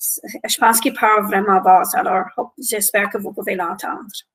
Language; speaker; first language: French; non-native, fluent; English